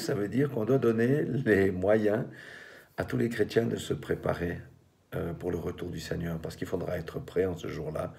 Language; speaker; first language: French; native; French